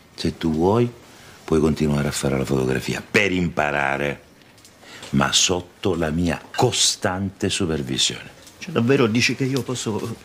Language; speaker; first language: Italian; native; Italian